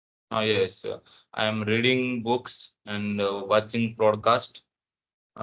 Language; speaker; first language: English; non-native, learner; Odia